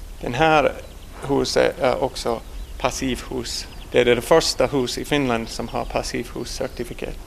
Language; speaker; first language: Swedish; non-native, learner; English